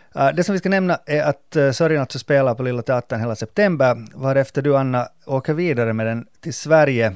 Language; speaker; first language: Swedish; native; Swedish